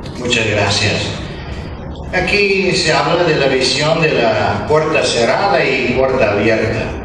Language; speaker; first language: Spanish; non-native, fluent; Bulgarian